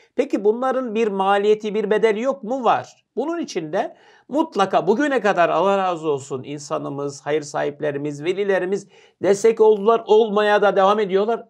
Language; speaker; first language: Turkish; native; Turkish